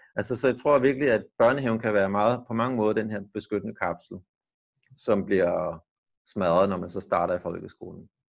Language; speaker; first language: Danish; native; Danish